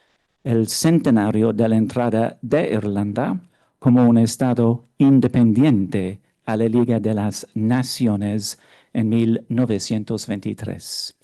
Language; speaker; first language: Spanish; non-native, fluent; English